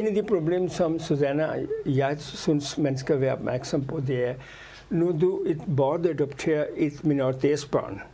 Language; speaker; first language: Danish; non-native, fluent; Urdu